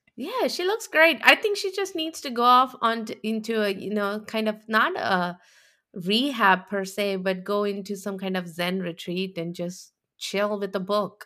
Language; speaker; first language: English; native; English